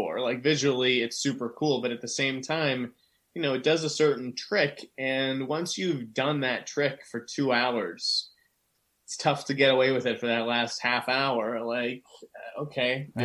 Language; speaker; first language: English; native; English